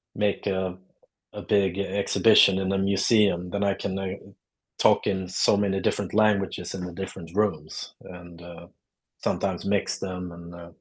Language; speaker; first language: English; non-native, fluent; Swedish